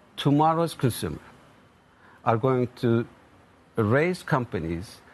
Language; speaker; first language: English; non-native, fluent; Turkish